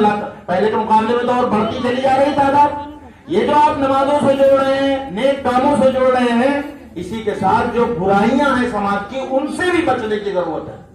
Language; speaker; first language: Urdu; native; Urdu